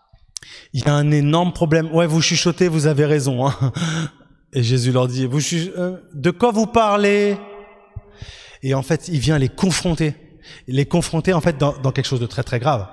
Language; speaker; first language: French; native; French